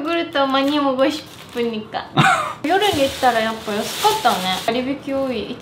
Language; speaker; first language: Korean; non-native, learner; Japanese